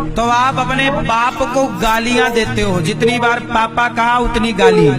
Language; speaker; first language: Hindi; native; Hindi